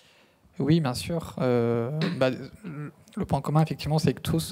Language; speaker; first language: French; native; French